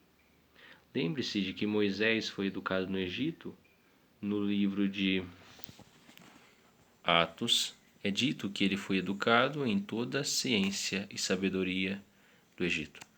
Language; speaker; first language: Portuguese; native; Portuguese